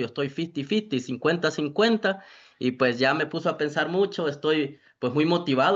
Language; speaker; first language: Spanish; native; Spanish